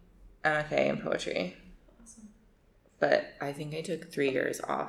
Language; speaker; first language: English; native; English